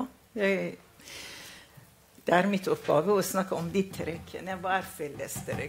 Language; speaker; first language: Norwegian; non-native, fluent; Arabic